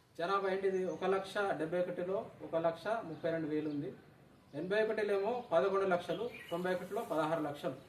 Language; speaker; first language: Telugu; non-native, local second language; Gondi